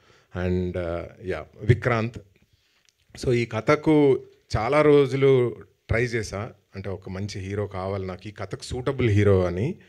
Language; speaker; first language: Telugu; native; Telugu